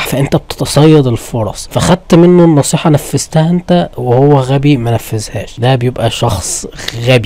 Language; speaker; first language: Arabic; native; Arabic